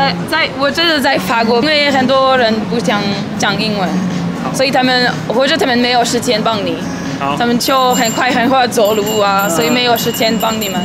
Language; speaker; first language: Chinese; non-native, learner; French